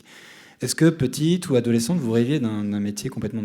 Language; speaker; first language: French; native; French